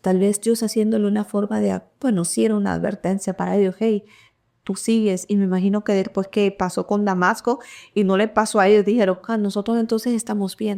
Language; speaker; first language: Spanish; early bilingual, heritage; Spanish